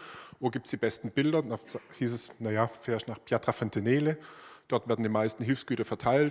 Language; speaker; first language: German; native; German